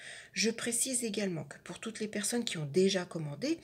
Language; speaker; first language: French; native; French